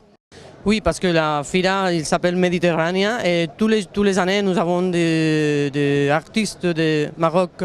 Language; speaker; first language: French; non-native, learner; Catalan